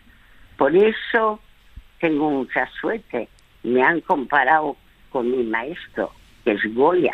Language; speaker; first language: Spanish; early bilingual, other home language; French